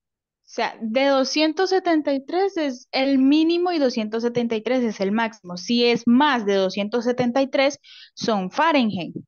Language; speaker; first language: Spanish; native; Spanish